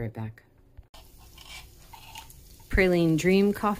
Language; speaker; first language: English; native; English